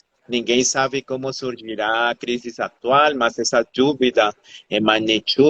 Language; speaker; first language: Portuguese; non-native, fluent; Spanish